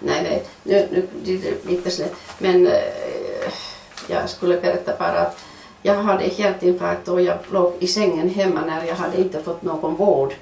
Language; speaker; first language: Swedish; non-native, fluent; Finnish